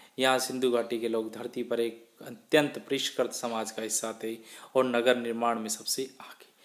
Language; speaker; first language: Hindi; native; Hindi